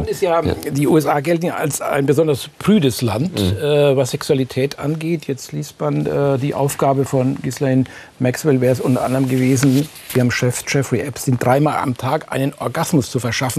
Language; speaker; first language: German; native; German